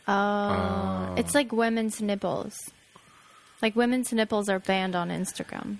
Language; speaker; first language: English; non-native, fluent; Japanese